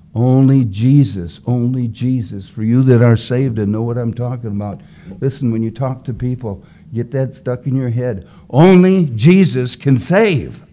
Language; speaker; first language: English; native; English